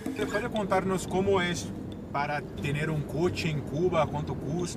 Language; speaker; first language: Spanish; non-native, fluent; Portuguese